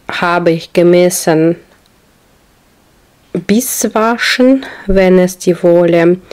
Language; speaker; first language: German; non-native, learner; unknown